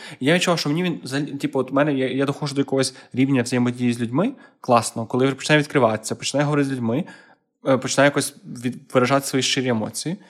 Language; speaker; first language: Ukrainian; native; Ukrainian